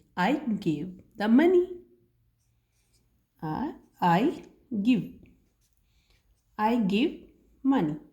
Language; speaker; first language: English; non-native, learner; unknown